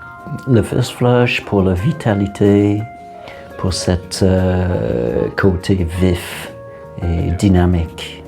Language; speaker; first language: French; non-native, fluent; English